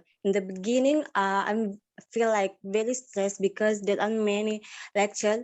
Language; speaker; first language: English; non-native, learner; Indonesian